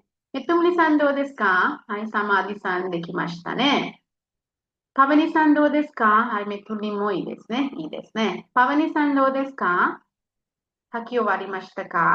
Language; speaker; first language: Japanese; non-native, fluent; Sinhala